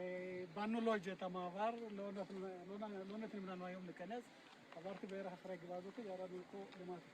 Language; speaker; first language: Hebrew; non-native, fluent; Amharic